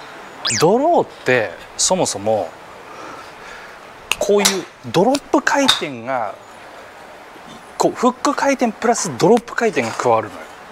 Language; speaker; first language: Japanese; native; Japanese